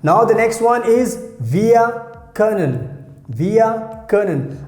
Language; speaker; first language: German; non-native, fluent; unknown